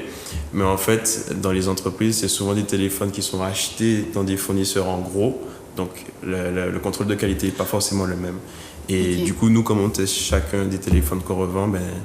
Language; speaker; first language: French; native; French